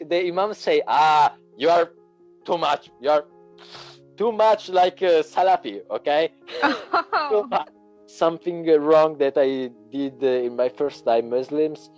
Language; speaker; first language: English; non-native, learner; Italian